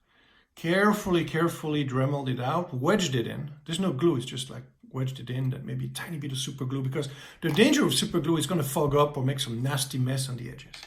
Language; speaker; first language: English; native; English